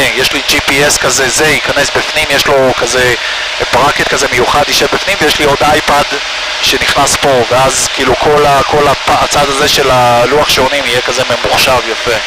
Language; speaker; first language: Hebrew; native; Hebrew